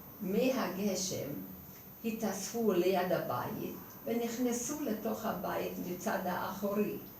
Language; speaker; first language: Hebrew; non-native, fluent; Hungarian